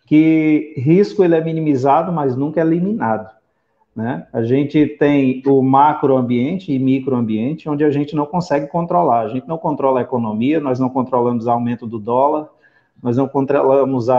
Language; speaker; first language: Portuguese; native; Portuguese